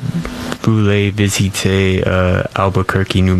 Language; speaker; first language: French; non-native, learner; English